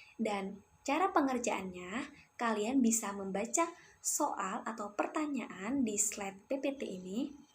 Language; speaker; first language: Indonesian; native; Indonesian